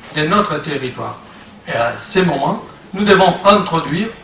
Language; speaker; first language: French; non-native, learner; Spanish